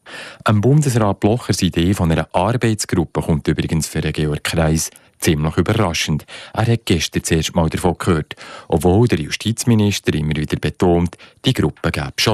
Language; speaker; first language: German; native; German